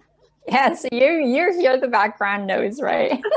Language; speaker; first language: English; non-native, fluent; Japanese